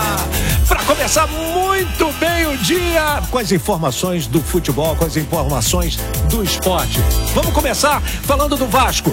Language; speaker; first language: Portuguese; native; Portuguese